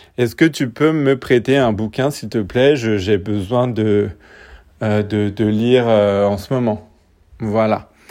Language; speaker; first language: French; native; French